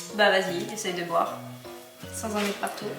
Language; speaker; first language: French; native; French